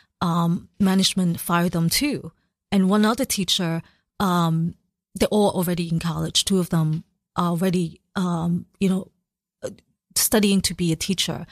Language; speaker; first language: English; early bilingual, other home language; Cantonese